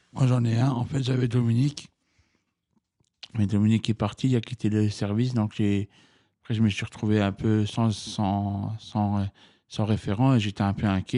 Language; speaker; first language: French; native; French